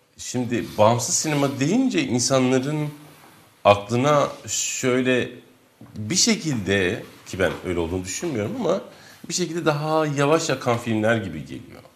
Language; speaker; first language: Turkish; non-native, local second language; Kurdish